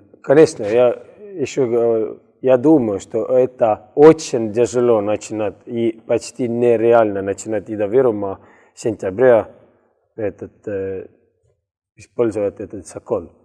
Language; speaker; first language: Russian; non-native, learner; Estonian